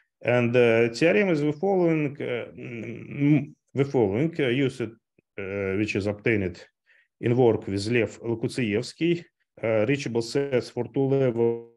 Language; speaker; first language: English; non-native, fluent; Russian